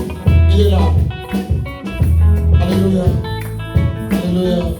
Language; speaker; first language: French; non-native, local second language; Lingala